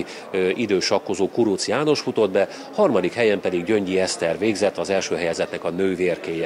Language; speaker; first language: Hungarian; native; Hungarian